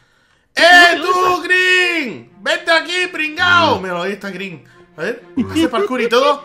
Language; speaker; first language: Spanish; native; Spanish